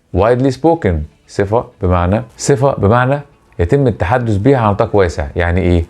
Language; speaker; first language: Egyptian Arabic; native; Egyptian Arabic